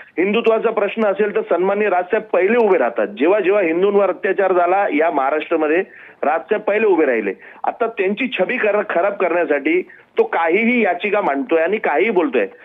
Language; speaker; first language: Marathi; non-native, local second language; Gujarati